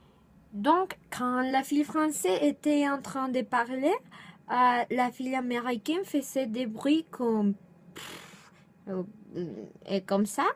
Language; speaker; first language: French; non-native, learner; Spanish